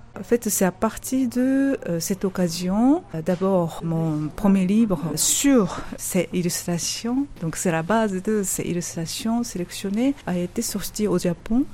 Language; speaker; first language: French; non-native, fluent; Japanese